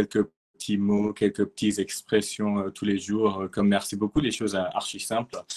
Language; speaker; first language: French; non-native, fluent; English